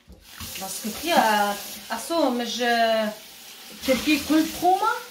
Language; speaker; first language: German; non-native, learner; Kurdish